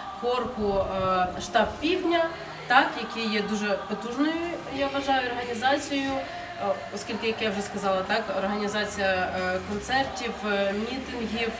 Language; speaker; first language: Ukrainian; native; Ukrainian